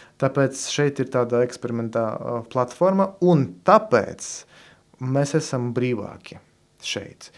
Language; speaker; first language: Latvian; non-native, local second language; Russian